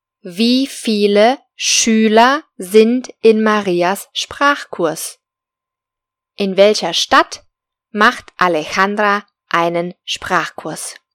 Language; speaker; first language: German; non-native, fluent; Spanish